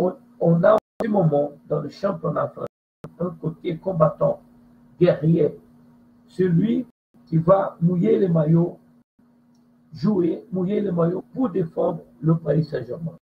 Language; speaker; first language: French; non-native, fluent; Portuguese